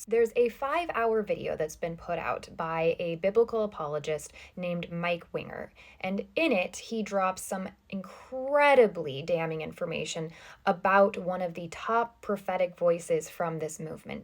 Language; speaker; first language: English; native; English